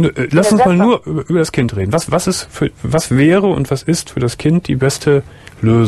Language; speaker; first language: German; native; German